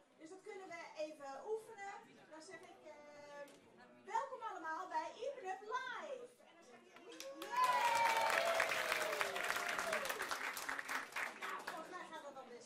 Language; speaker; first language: Dutch; non-native, local second language; Western Frisian